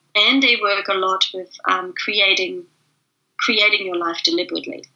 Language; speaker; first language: English; non-native, fluent; German